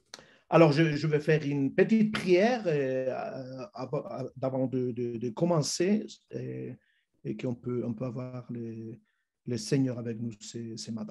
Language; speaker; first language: French; non-native, fluent; Spanish